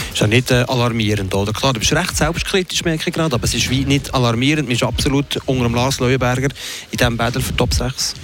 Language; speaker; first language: German; native; German